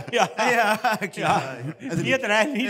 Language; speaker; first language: German; native; German